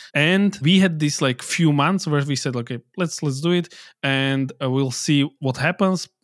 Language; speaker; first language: English; non-native, fluent; Slovak